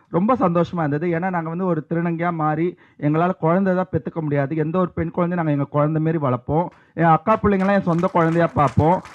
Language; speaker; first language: Tamil; native; Tamil